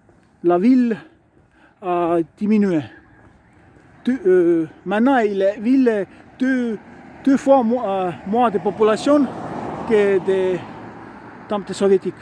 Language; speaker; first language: French; non-native, learner; Estonian